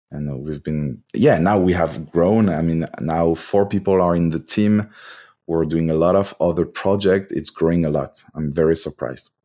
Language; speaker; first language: English; non-native, fluent; French